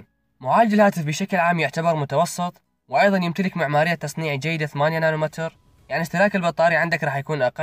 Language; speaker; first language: Arabic; native; Arabic